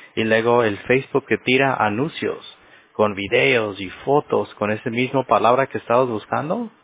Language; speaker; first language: Spanish; early bilingual, heritage; Spanish